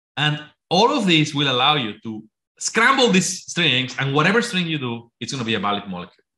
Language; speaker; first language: English; non-native, fluent; Spanish